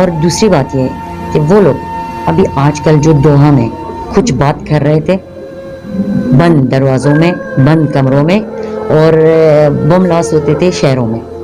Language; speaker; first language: Hindi; non-native, fluent; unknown